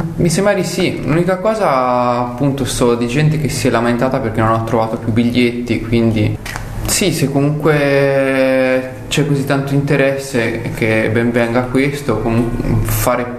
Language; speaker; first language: Italian; native; Italian